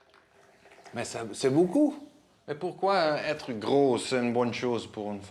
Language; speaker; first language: French; non-native, fluent; Dutch